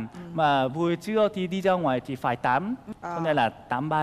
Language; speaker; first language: Vietnamese; non-native, fluent; Korean